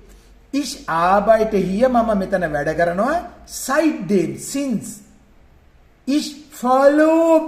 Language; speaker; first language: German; non-native, fluent; Sinhala